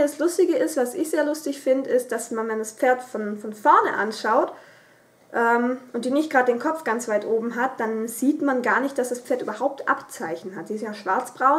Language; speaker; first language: German; native; German